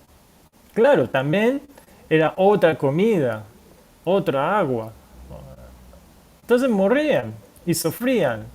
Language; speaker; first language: Portuguese; non-native, fluent; Spanish